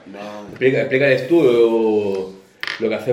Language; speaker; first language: Spanish; native; Spanish